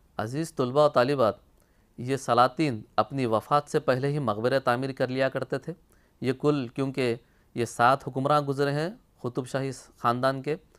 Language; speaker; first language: Urdu; native; Urdu